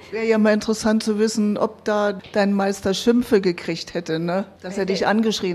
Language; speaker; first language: German; native; German